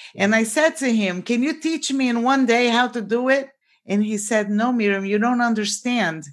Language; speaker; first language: English; non-native, fluent; Portuguese